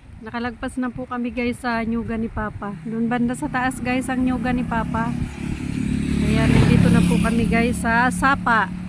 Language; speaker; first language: Filipino; non-native, local second language; Bikol